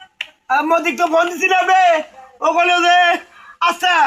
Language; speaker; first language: Hindi; non-native, local second language; Bangla